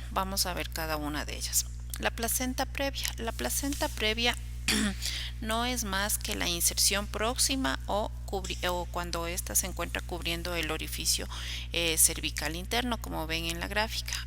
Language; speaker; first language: Spanish; native; Spanish